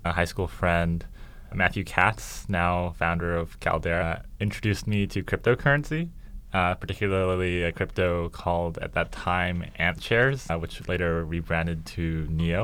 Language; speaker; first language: English; native; English